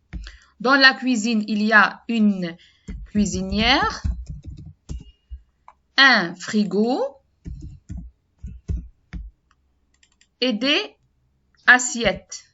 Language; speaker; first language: French; non-native, learner; Arabic